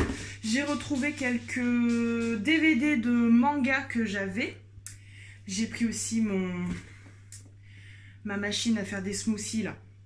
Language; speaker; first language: French; native; French